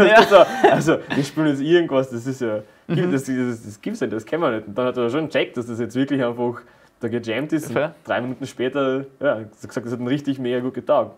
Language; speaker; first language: German; native; German